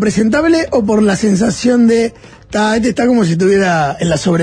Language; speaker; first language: Spanish; native; Spanish